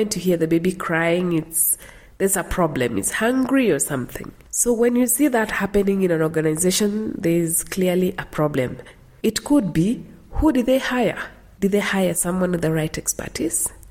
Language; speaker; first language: English; non-native, local second language; Kalenjin